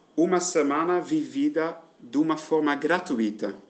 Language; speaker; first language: Portuguese; non-native, fluent; Dutch